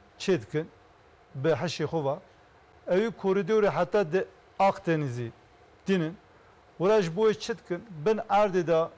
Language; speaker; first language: Kurdish; non-native, local second language; Turkish